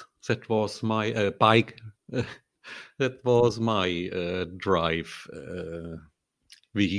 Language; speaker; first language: English; non-native, learner; German